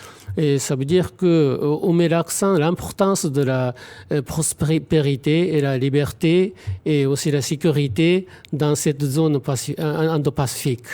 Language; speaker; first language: French; non-native, fluent; Japanese